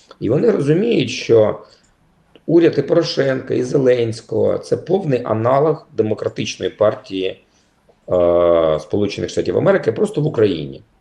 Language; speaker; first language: Ukrainian; native; Ukrainian